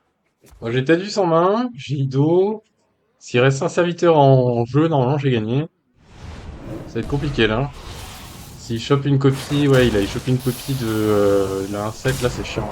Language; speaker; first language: French; native; French